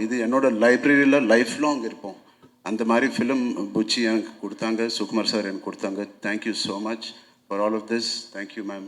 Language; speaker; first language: Tamil; non-native, local second language; Telugu